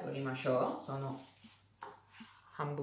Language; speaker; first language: Japanese; non-native, learner; Italian